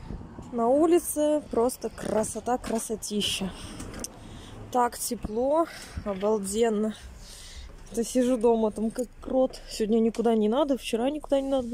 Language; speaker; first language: Russian; native; Russian